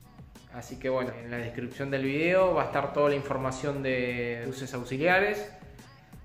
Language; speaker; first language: Spanish; native; Spanish